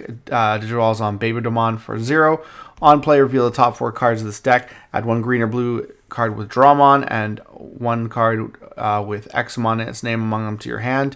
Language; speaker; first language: English; native; English